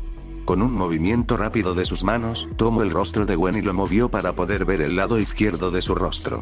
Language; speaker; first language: Spanish; native; Spanish